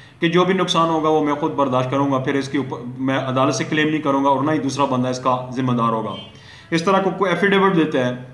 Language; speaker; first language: Urdu; native; Urdu